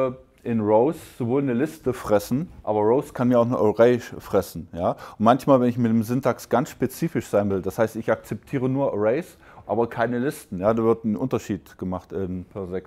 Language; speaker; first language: German; native; German